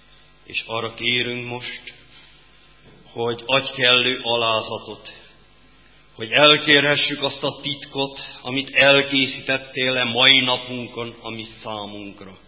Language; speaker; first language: Hungarian; native; Hungarian